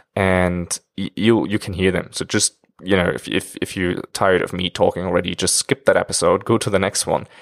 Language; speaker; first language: English; non-native, fluent; German